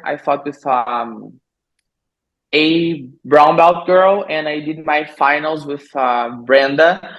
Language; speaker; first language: English; non-native, learner; Portuguese